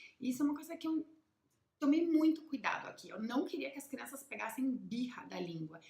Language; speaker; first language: Portuguese; native; Portuguese